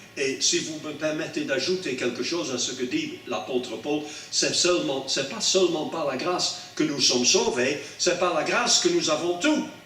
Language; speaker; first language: French; non-native, fluent; English